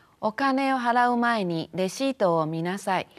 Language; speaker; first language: Japanese; non-native, fluent; Chinese